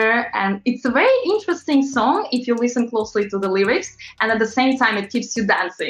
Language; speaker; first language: English; non-native, fluent; Latvian